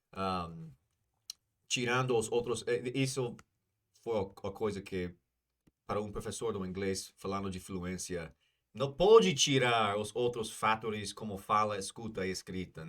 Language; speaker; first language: Portuguese; non-native, fluent; English